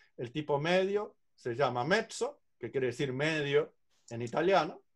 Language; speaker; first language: Spanish; native; Spanish